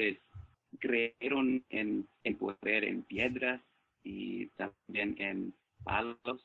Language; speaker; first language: Spanish; non-native, fluent; English